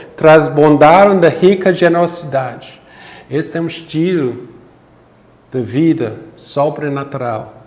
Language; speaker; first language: Portuguese; non-native, fluent; English